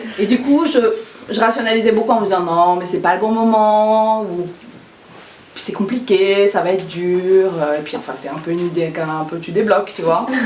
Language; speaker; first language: French; early bilingual, other home language; Korean